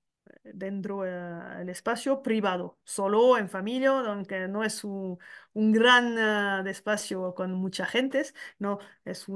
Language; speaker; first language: Spanish; non-native, learner; French